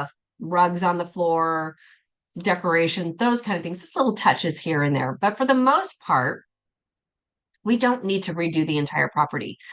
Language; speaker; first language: English; native; English